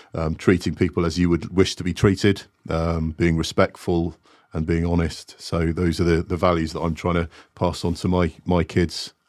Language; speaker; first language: English; native; English